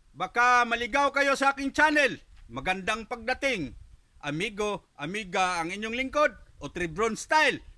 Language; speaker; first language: Filipino; non-native, local second language; Cebuano